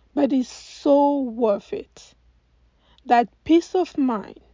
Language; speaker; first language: English; non-native, fluent; French